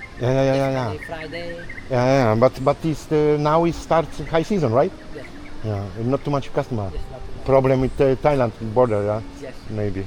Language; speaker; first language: English; non-native, learner; Polish